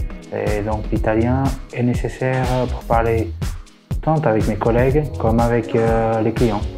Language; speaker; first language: French; non-native, fluent; Spanish